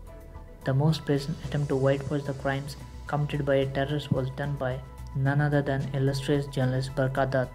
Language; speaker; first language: English; non-native, local second language; Telugu